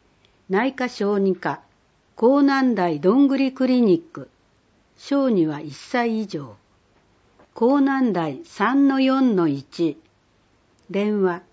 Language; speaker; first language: Japanese; native; Japanese